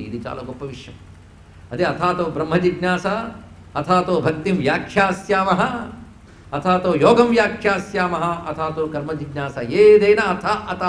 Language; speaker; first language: Telugu; native; Telugu